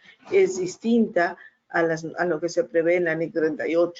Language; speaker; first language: Spanish; native; Spanish